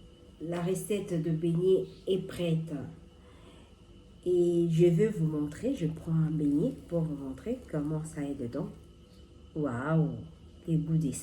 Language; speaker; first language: French; non-native, local second language; Lingala